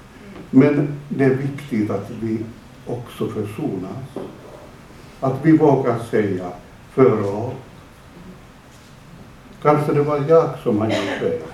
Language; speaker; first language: Swedish; non-native, fluent; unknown